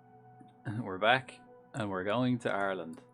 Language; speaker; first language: English; native; English